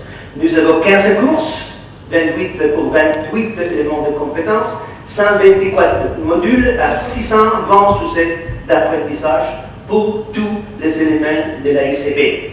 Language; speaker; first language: French; non-native, fluent; Catalan